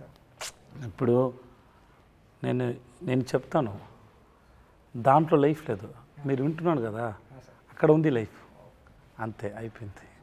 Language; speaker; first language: Telugu; non-native, local second language; Tamil